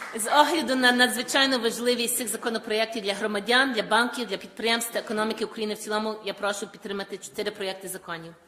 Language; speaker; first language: Ukrainian; early bilingual, heritage; Ukrainian